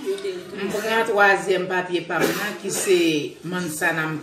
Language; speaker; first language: French; non-native, learner; Haitian Creole